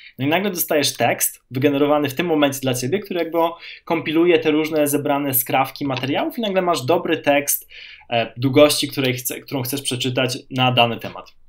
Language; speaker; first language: Polish; native; Polish